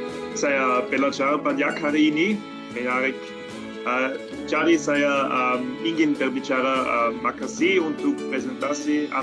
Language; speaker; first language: Indonesian; non-native, learner; German